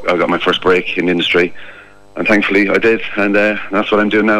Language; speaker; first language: English; native; English